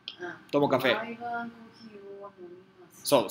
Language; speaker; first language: Japanese; non-native, fluent; Spanish